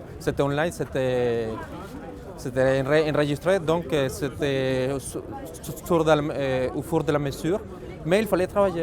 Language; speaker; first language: French; non-native, fluent; Spanish